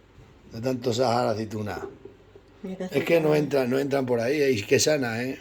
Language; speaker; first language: Spanish; native; Spanish